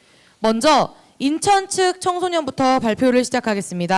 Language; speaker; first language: Korean; native; Korean